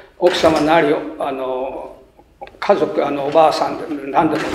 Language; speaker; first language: Japanese; native; Japanese